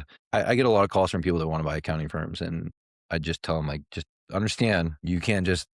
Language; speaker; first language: English; native; English